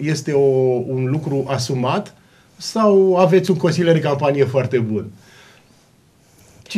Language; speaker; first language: Romanian; native; Romanian